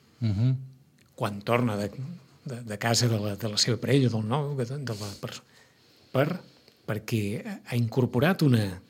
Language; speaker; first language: Catalan; native; Catalan